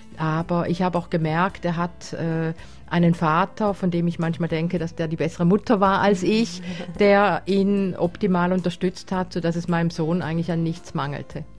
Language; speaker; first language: German; native; German